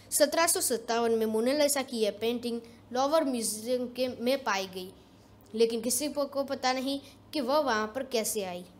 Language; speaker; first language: Hindi; non-native, local second language; Gujarati